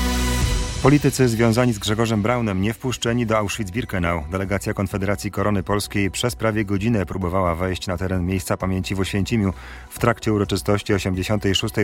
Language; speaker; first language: Polish; native; Polish